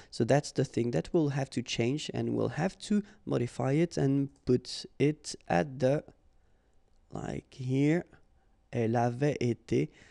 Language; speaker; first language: English; non-native, fluent; French